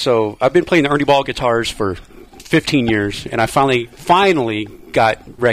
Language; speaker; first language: English; native; English